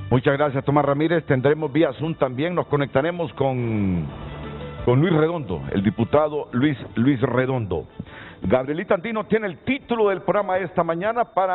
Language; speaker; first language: Spanish; native; Spanish